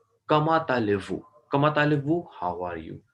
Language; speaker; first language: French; non-native, fluent; Urdu